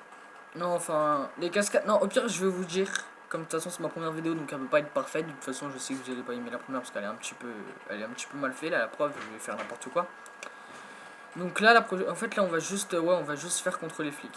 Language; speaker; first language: French; native; French